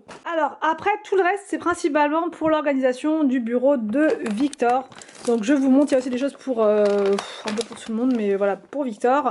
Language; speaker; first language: French; native; French